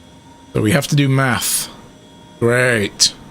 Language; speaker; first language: English; native; English